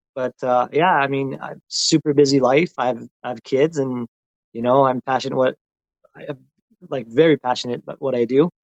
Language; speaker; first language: English; non-native, local second language; French